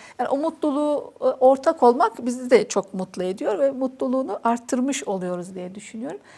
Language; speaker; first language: Turkish; native; Turkish